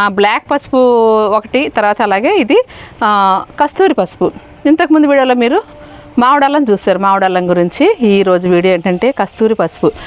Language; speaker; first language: Telugu; native; Telugu